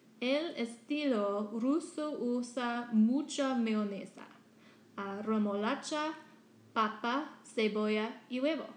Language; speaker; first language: Spanish; non-native, learner; English